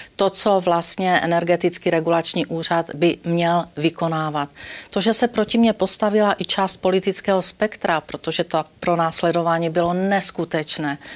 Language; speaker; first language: Czech; native; Czech